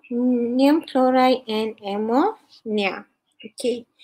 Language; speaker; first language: English; non-native, local second language; Malay